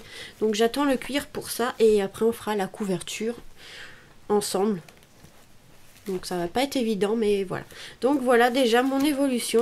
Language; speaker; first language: French; native; French